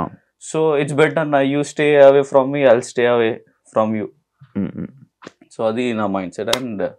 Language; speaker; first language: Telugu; non-native, learner; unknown